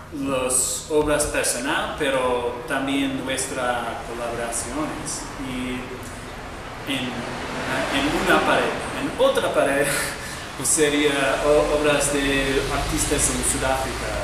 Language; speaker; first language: Spanish; non-native, learner; English